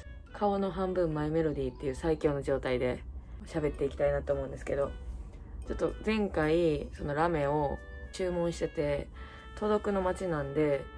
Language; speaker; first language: Japanese; native; Japanese